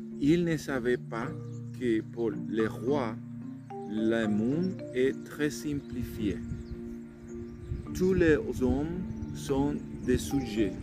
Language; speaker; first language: French; non-native, learner; Spanish